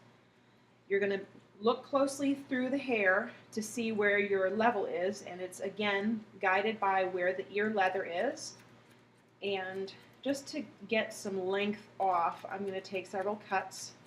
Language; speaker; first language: English; native; English